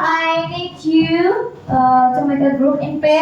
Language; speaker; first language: English; non-native, learner; Indonesian